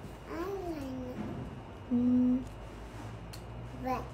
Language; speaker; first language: English; non-native, learner; Thai